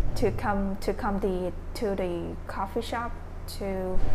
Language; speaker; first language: English; non-native, learner; Vietnamese